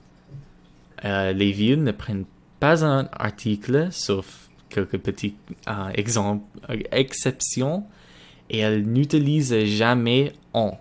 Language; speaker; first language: French; non-native, learner; English